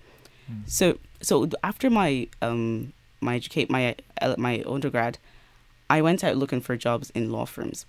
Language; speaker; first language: English; native; English